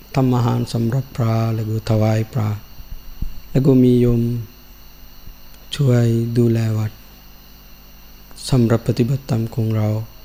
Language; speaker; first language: Thai; non-native, learner; Sinhala